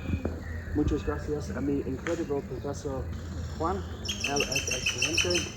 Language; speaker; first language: Spanish; non-native, learner; English